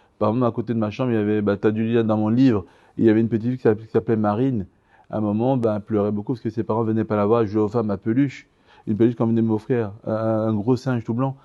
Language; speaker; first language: French; early bilingual, other home language; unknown